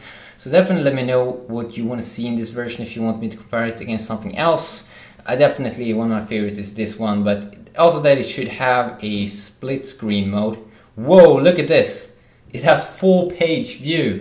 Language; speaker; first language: English; non-native, fluent; Swedish